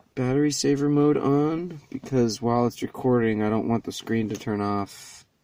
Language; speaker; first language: English; native; English